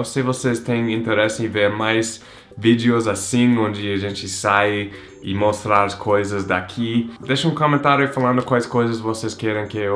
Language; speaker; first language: Portuguese; non-native, fluent; English